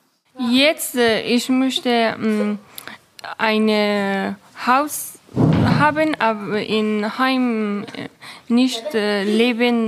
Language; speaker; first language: German; non-native, learner; Persian